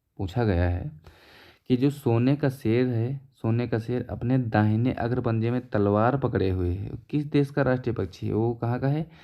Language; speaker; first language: Hindi; native; Hindi